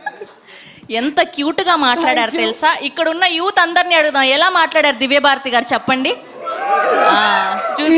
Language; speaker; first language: Telugu; native; Telugu